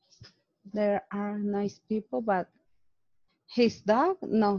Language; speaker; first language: English; non-native, learner; Spanish